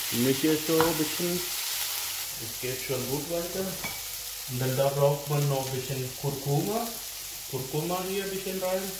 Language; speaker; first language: German; non-native, learner; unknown